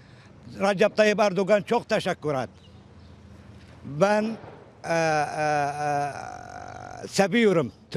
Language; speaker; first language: Turkish; non-native, learner; Arabic